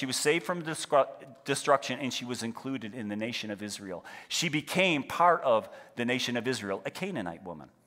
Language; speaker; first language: English; native; English